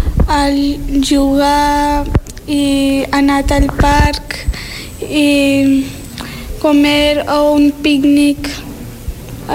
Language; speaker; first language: Catalan; non-native, learner; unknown